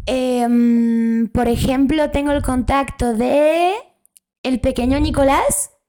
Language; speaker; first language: Spanish; early bilingual, other home language; Polish